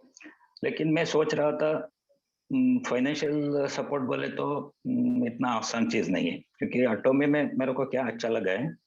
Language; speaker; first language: Hindi; non-native, local second language; Kannada